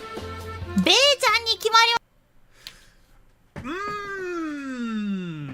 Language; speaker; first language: Japanese; native; Japanese